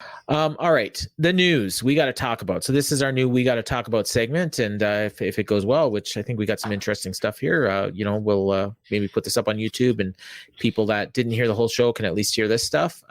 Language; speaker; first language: English; native; English